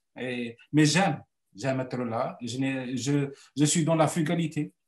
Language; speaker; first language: French; non-native, local second language; Arabic